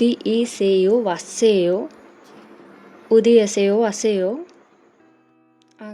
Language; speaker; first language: Korean; non-native, learner; Hindi